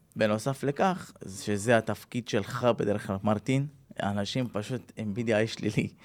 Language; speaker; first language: Hebrew; non-native, local second language; Arabic